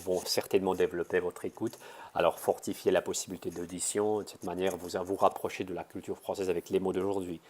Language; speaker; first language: French; non-native, fluent; Russian